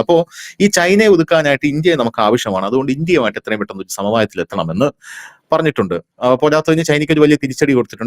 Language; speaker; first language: Malayalam; native; Malayalam